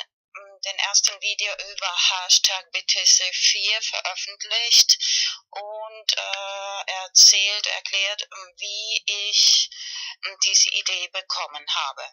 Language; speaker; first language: German; non-native, learner; Spanish